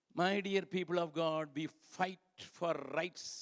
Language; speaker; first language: English; non-native, local second language; Tamil